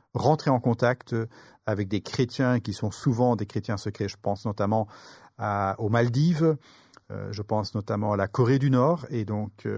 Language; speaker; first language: French; native; French